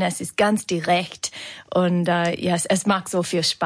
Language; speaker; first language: German; non-native, learner; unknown